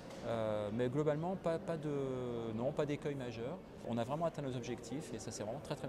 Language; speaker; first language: French; native; French